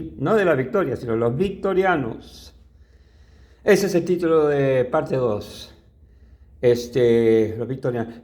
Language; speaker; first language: Spanish; early bilingual, other home language; English